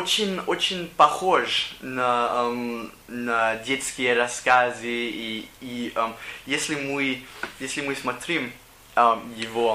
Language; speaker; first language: Russian; non-native, learner; English